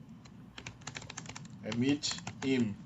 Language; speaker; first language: German; non-native, fluent; Portuguese